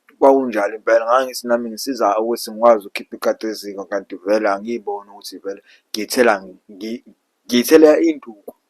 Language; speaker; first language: Zulu; non-native, local second language; Xhosa